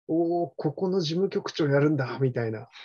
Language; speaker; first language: Japanese; native; Japanese